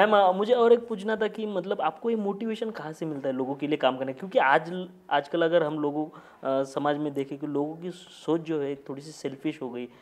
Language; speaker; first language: Hindi; non-native, local second language; Marathi